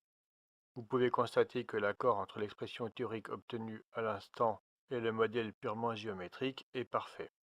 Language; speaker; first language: French; native; French